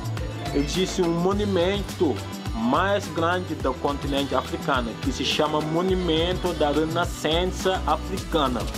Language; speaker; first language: Portuguese; non-native, fluent; Wolof